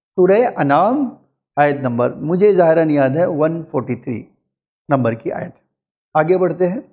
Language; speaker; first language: Urdu; native; Urdu